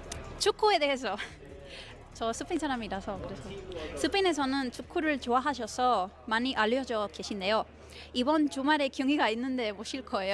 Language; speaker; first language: Korean; non-native, fluent; Spanish